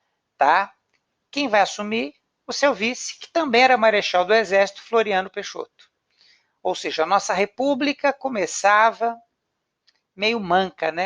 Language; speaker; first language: Portuguese; native; Portuguese